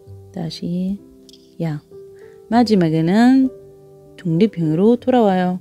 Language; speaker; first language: Korean; non-native, learner; Arabic